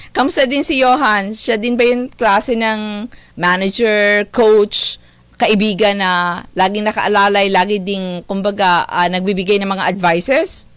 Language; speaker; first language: Filipino; native; Filipino